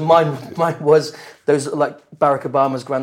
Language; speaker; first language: English; native; English